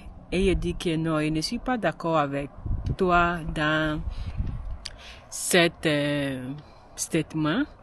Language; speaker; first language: French; non-native, learner; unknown